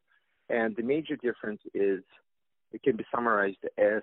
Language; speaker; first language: English; non-native, fluent; Russian